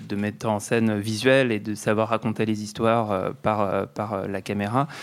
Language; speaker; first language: French; native; French